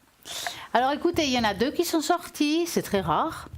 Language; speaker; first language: French; native; French